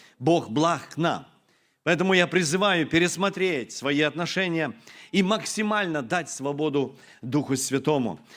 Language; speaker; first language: Russian; non-native, local second language; Ukrainian